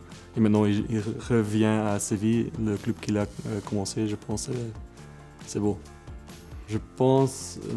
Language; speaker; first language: French; non-native, local second language; Dutch